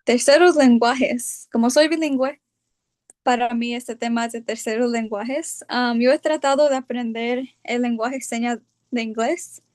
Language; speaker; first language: Spanish; early bilingual, heritage; Spanish